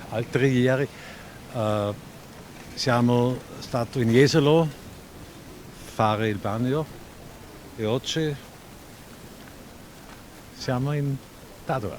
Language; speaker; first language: Italian; non-native, learner; German